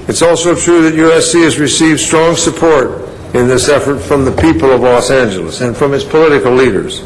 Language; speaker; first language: English; native; English